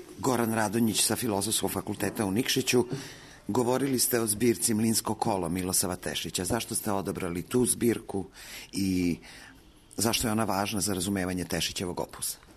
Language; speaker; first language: Serbian; native; Serbian